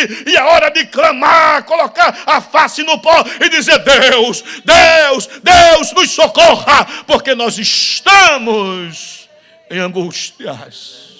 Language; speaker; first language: Portuguese; native; Portuguese